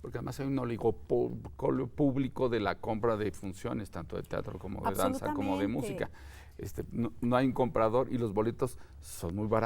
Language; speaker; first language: Spanish; native; Spanish